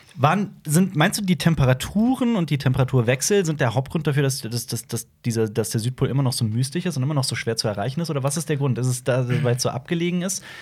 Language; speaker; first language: German; early bilingual, other home language; Turkish